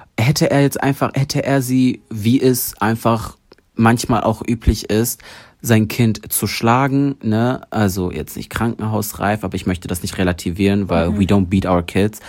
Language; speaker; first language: German; early bilingual, other home language; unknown